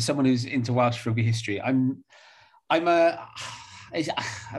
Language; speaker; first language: English; native; English